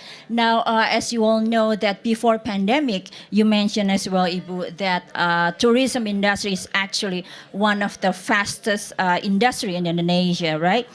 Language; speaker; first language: English; non-native, fluent; Indonesian